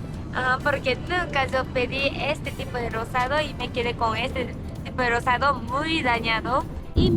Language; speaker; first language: Spanish; non-native, learner; Japanese